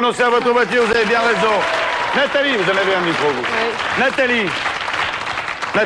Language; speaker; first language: French; native; French